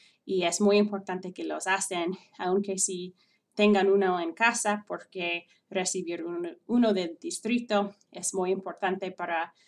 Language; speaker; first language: Spanish; non-native, fluent; English